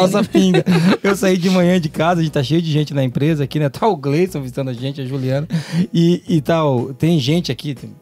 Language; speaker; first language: Portuguese; native; Portuguese